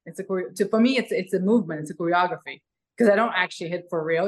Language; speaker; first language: English; non-native, fluent; Ukrainian